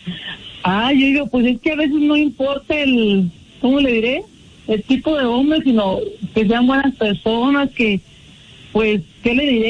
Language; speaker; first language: Spanish; native; Spanish